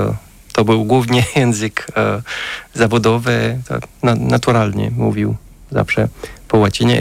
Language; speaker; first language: Polish; non-native, fluent; French